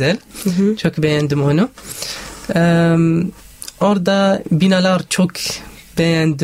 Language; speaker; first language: Turkish; non-native, learner; Arabic